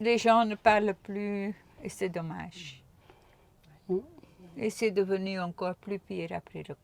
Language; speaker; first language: French; non-native, local second language; Dutch